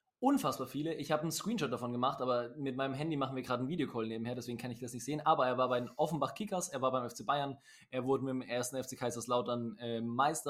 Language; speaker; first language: German; native; German